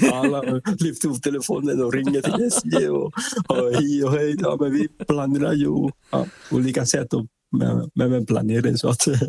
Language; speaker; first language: Swedish; non-native, fluent; Vietnamese